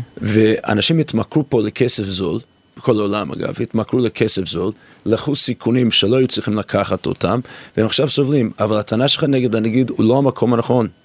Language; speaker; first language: Hebrew; non-native, fluent; English